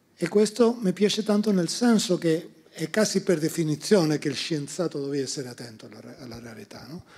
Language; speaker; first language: Italian; non-native, fluent; Spanish